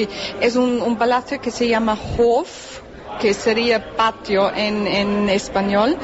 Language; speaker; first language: Spanish; non-native, fluent; German